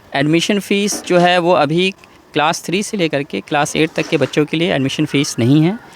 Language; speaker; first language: Hindi; native; Hindi